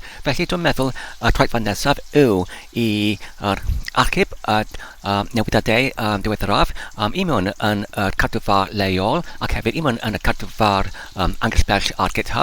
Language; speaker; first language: Welsh; non-native, learner; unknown